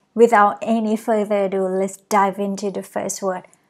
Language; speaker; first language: English; non-native, fluent; Thai